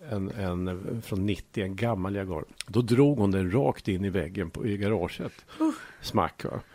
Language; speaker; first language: Swedish; native; Swedish